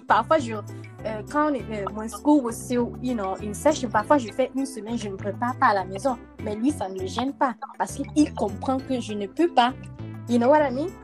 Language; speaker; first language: French; early bilingual, heritage; French